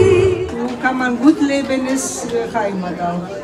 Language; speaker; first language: German; non-native, fluent; Greek